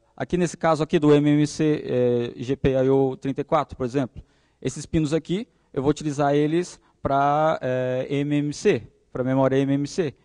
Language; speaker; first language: Portuguese; native; Portuguese